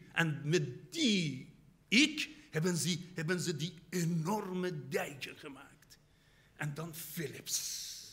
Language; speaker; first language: Dutch; non-native, fluent; Persian